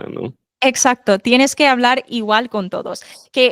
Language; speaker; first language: Spanish; non-native, fluent; English